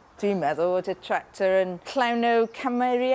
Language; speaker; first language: Welsh; non-native, learner; English